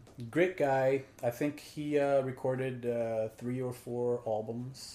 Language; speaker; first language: English; non-native, fluent; Portuguese